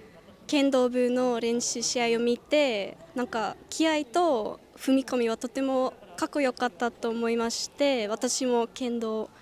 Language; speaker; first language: Japanese; non-native, fluent; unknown